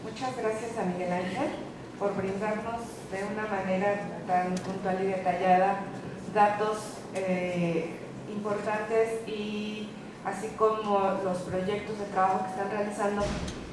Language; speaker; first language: Spanish; native; Spanish